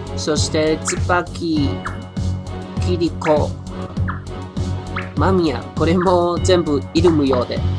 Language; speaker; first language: Japanese; non-native, learner; Chinese